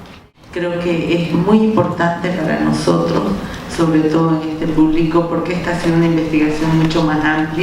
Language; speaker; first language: Spanish; native; Spanish